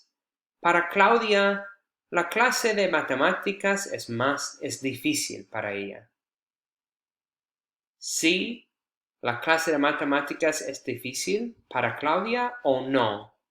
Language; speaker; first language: Spanish; non-native, fluent; English